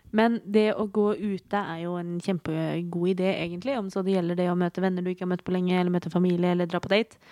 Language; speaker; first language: Norwegian; native; Norwegian